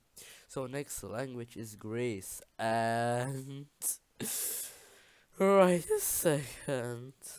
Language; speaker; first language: English; non-native, learner; Czech